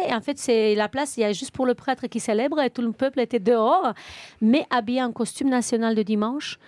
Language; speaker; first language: French; non-native, fluent; Romanian